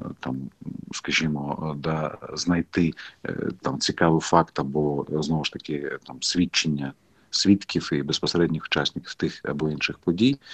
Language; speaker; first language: Ukrainian; non-native, fluent; Crimean Tatar